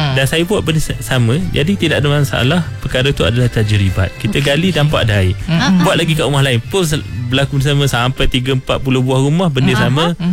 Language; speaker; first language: Malay; native; Malay